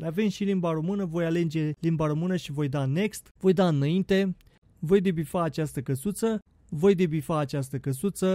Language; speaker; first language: Romanian; native; Romanian